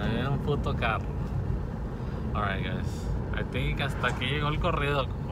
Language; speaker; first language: Spanish; early bilingual, heritage; Spanish